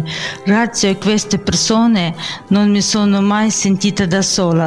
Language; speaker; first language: Italian; non-native, fluent; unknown